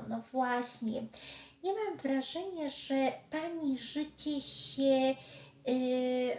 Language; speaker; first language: Polish; native; Polish